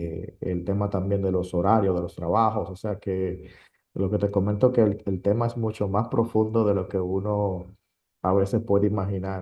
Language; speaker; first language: Spanish; native; Spanish